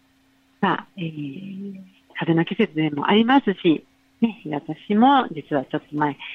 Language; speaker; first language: Japanese; native; Japanese